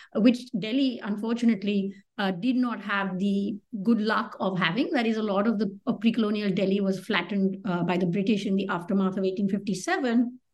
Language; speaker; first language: English; non-native, local second language; Hindi